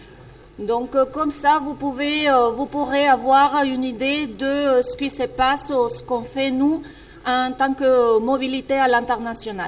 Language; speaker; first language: French; non-native, fluent; Spanish